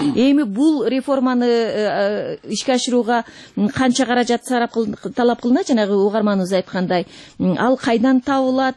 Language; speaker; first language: Kyrgyz; native; Kyrgyz